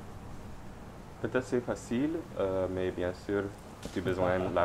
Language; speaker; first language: French; non-native, learner; English